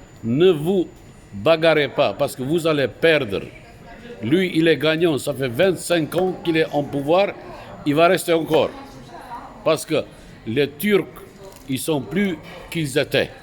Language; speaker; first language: French; non-native, fluent; Turkish